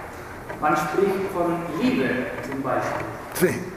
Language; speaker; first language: German; non-native, learner; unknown